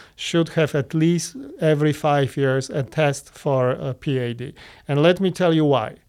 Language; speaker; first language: English; non-native, fluent; Polish